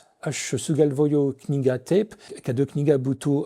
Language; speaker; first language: Lithuanian; non-native, fluent; French